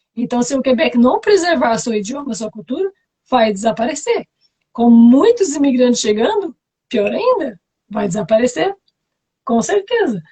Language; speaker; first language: Portuguese; non-native, fluent; French